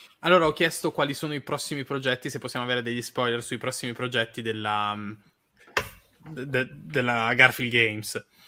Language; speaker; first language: Italian; native; Italian